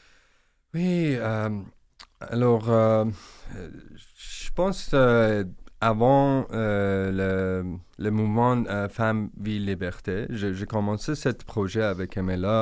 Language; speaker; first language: French; non-native, learner; Persian